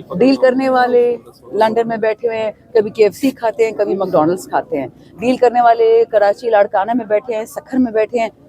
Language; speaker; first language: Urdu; non-native, local second language; Pashto